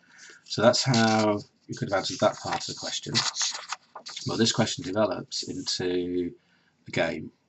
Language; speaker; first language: English; native; English